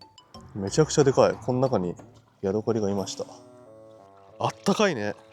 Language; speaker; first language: Japanese; native; Japanese